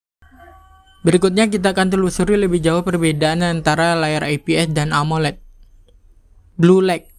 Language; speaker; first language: Indonesian; native; Indonesian